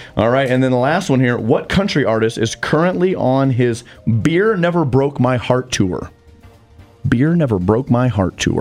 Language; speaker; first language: English; native; English